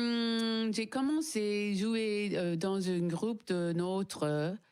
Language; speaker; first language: French; non-native, learner; English